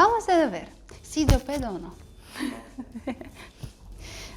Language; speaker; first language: Spanish; non-native, learner; Russian